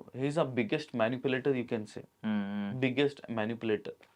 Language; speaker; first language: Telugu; non-native, local second language; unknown